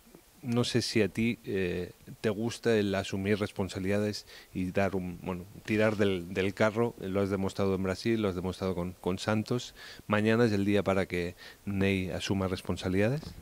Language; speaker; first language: Spanish; native; Spanish